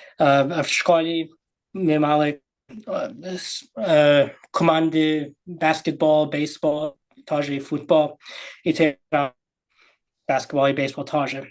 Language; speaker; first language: Ukrainian; early bilingual, heritage; English